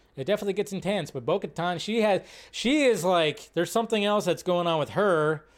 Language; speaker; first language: English; native; English